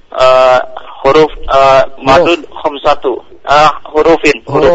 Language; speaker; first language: Arabic; non-native, learner; Indonesian